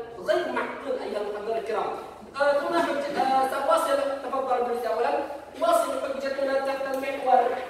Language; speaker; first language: Arabic; non-native, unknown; Indonesian